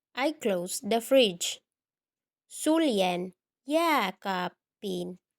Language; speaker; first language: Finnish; non-native, learner; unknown